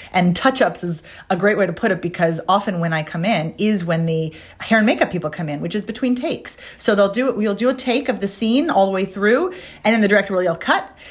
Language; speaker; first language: English; native; English